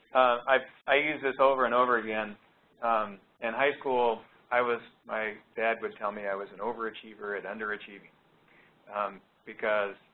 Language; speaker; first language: English; native; English